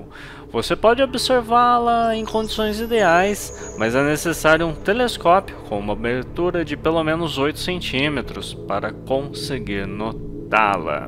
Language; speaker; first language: Portuguese; native; Portuguese